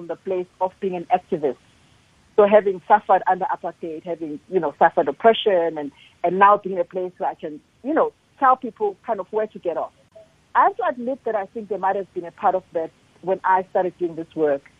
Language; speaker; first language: English; non-native, local second language; Zulu